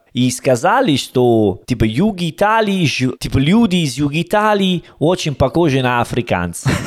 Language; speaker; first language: Russian; non-native, learner; Italian